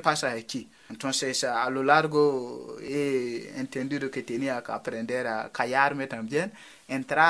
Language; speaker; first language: Spanish; non-native, fluent; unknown